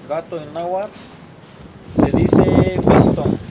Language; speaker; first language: Spanish; non-native, local second language; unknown